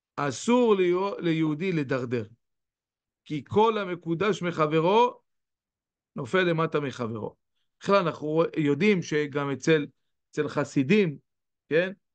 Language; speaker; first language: Hebrew; native; Hebrew